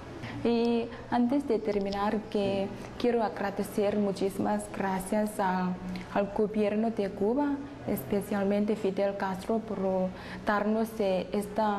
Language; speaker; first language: Spanish; non-native, learner; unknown